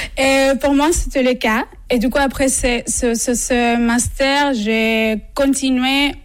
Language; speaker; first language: French; non-native, fluent; Spanish